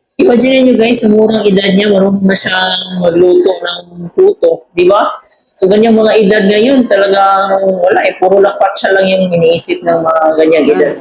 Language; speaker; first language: Filipino; non-native, local second language; Cebuano